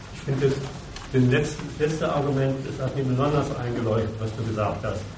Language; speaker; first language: German; native; German